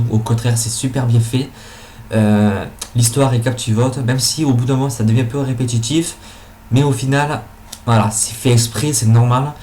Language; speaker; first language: French; native; French